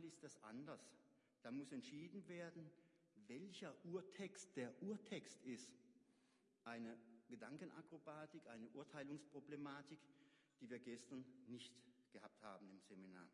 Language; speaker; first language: German; native; German